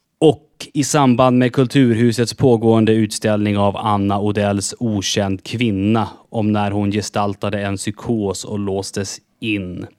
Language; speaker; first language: Swedish; native; Swedish